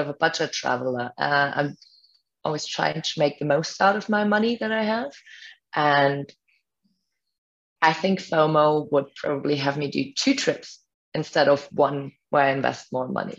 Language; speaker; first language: English; non-native, fluent; German